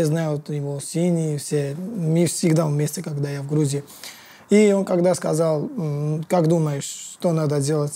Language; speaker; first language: Russian; non-native, learner; Georgian